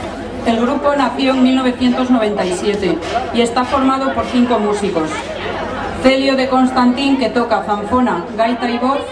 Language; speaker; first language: Spanish; native; Spanish